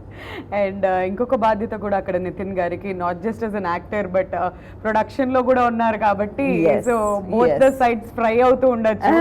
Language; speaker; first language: Telugu; native; Telugu